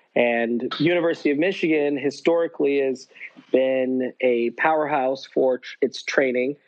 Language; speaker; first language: English; native; English